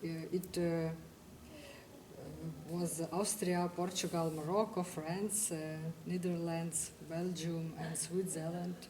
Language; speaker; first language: English; non-native, fluent; Ukrainian